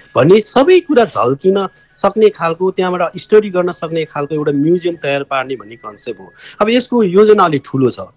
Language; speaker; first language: Nepali; non-native, local second language; Eastern Tamang